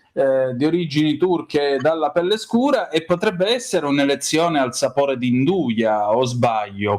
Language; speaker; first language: Italian; native; Italian